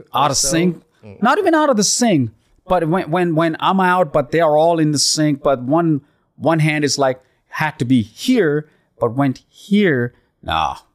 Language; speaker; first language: English; non-native, local second language; Punjabi